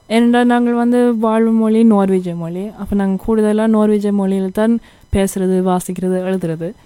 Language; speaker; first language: Tamil; early bilingual, heritage; Tamil